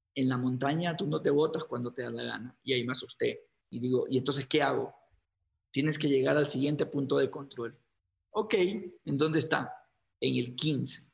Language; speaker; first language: Spanish; native; Spanish